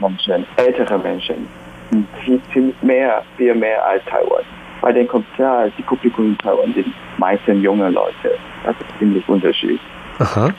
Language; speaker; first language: German; non-native, fluent; Chinese